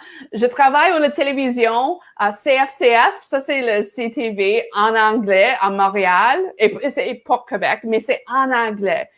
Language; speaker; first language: French; non-native, learner; English